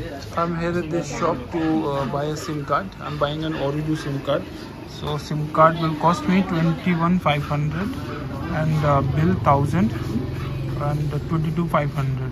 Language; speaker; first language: English; non-native, local second language; Hindi